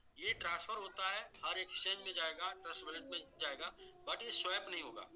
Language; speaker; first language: Hindi; native; Hindi